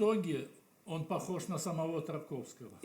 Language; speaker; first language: Russian; native; Russian